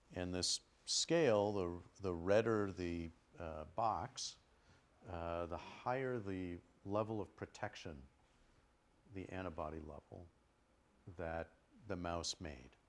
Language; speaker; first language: English; native; English